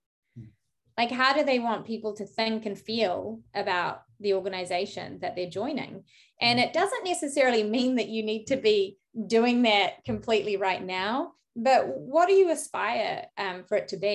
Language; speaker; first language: English; native; English